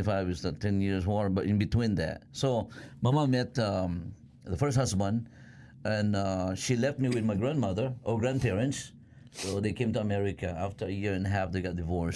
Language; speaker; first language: English; non-native, local second language; Filipino